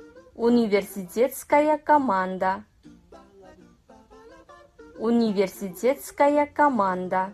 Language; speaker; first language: Russian; non-native, fluent; Kazakh